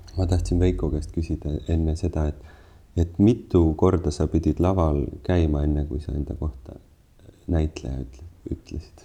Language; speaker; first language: Estonian; native; Estonian